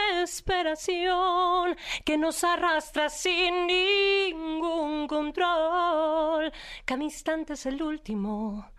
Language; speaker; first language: Spanish; native; Spanish